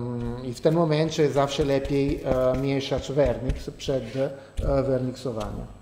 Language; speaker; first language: Polish; non-native, fluent; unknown